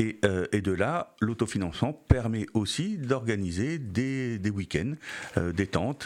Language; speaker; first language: French; native; French